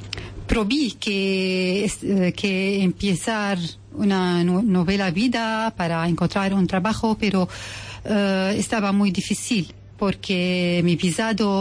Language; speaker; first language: Spanish; non-native, learner; Arabic